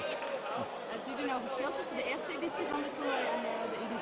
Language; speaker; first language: Dutch; native; Dutch